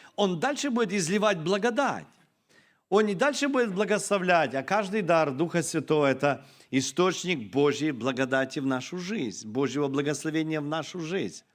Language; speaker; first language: Russian; non-native, local second language; Ukrainian